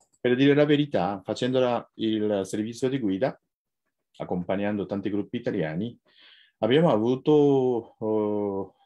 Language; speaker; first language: Italian; non-native, fluent; Japanese